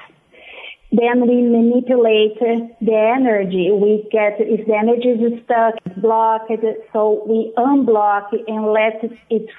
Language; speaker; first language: English; non-native, fluent; Portuguese